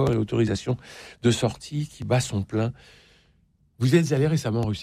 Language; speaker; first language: French; native; French